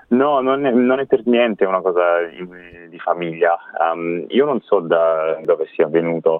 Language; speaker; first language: Italian; non-native, fluent; English